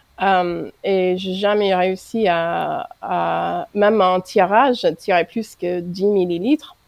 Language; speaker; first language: French; non-native, fluent; English